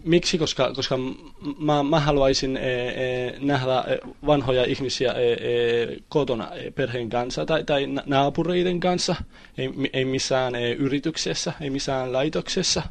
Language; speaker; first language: Finnish; non-native, learner; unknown